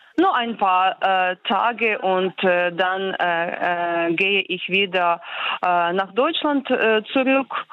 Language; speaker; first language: German; non-native, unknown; Ukrainian